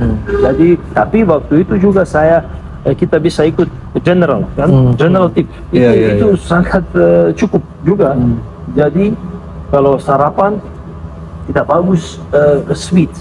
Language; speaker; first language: Indonesian; non-native, fluent; Serbian